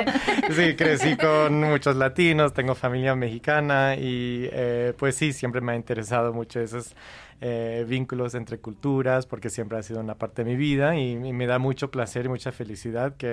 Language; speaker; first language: Spanish; non-native, fluent; English